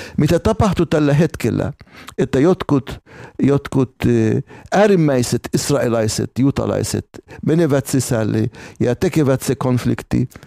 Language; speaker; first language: Finnish; non-native, fluent; Arabic